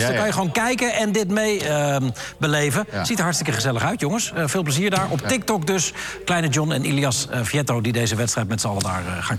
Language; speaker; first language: Dutch; native; Dutch